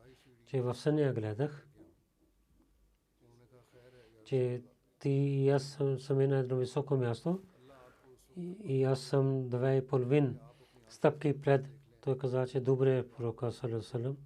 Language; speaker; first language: Bulgarian; non-native, learner; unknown